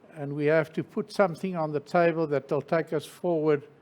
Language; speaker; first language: English; non-native, local second language; Afrikaans